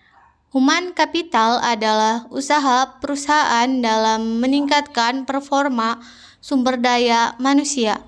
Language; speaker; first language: Indonesian; native; Indonesian